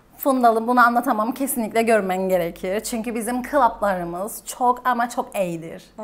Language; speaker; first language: Turkish; native; Turkish